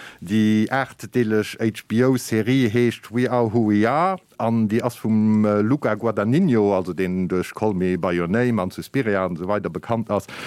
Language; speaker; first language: Luxembourgish; native; Luxembourgish